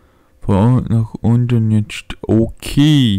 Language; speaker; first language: German; non-native, fluent; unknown